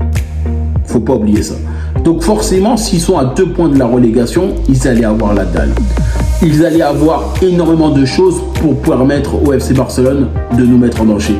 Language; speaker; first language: French; native; French